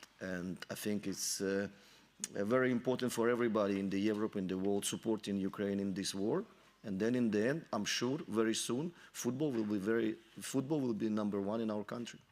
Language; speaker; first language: English; non-native, learner; Ukrainian